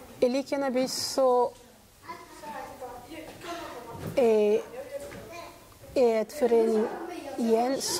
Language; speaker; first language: Swedish; non-native, fluent; Lingala